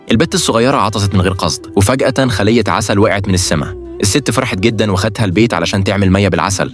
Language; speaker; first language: Arabic; native; Arabic